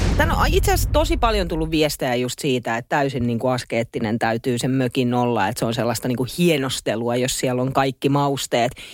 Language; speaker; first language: Finnish; native; Finnish